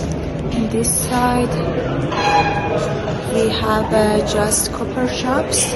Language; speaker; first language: English; non-native, local second language; Persian